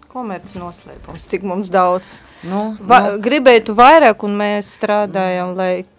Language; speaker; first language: Latvian; non-native, local second language; Russian